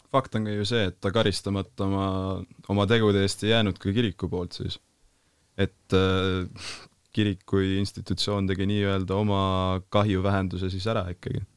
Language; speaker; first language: Estonian; native; Estonian